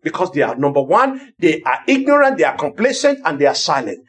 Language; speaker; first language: English; non-native, local second language; Yoruba